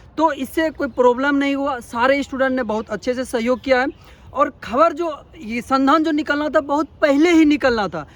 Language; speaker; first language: Hindi; native; Hindi